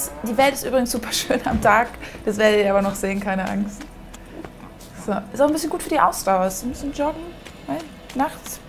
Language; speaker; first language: German; native; German